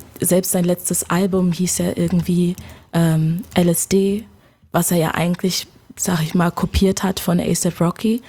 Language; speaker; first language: German; early bilingual, other home language; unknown